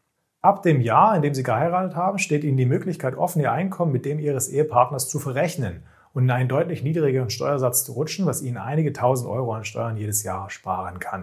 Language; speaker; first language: German; native; German